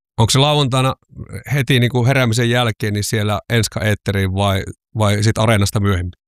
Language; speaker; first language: Finnish; native; Finnish